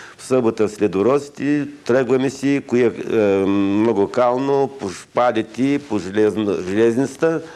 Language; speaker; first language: Bulgarian; native; Bulgarian